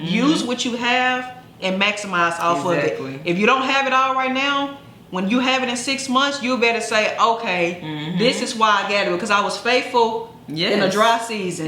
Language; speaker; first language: English; native; English